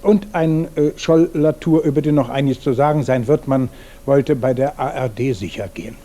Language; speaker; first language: German; native; German